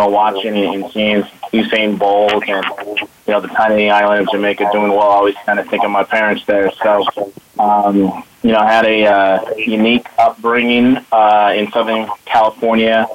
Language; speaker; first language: English; native; English